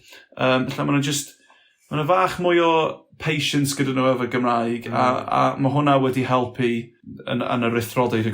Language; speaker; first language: Welsh; non-native, local second language; English